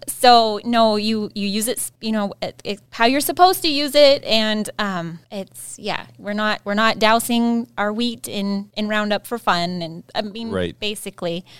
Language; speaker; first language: English; native; English